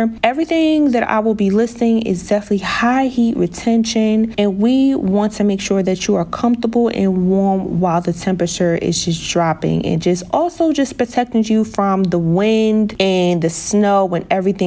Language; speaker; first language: English; native; English